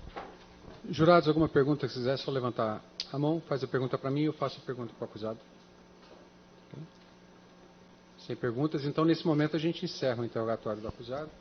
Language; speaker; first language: Portuguese; native; Portuguese